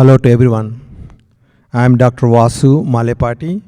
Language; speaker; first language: English; non-native, local second language; Telugu